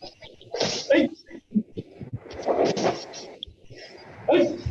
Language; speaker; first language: Japanese; native; Japanese